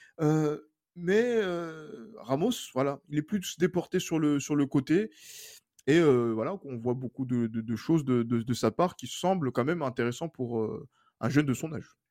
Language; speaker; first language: French; native; French